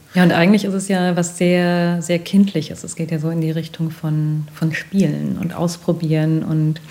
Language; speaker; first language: German; native; German